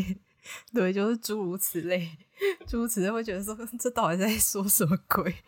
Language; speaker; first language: Chinese; native; Chinese